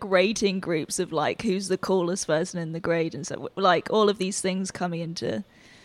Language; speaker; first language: English; native; English